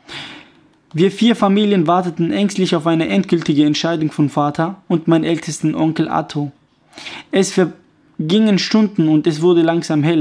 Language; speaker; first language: German; early bilingual, other home language; Kurdish